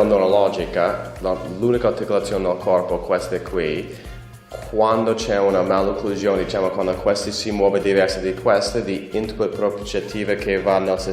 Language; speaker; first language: Italian; non-native, fluent; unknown